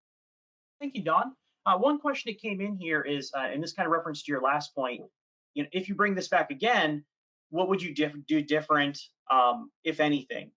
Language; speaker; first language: English; native; English